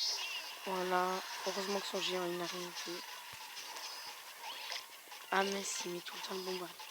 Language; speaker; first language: French; native; French